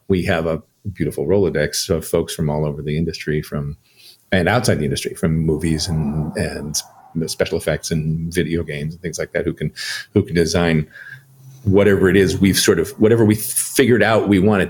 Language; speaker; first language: English; native; English